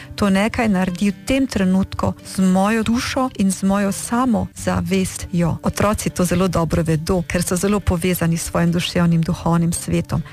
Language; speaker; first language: Slovenian; early bilingual, heritage; Slovenian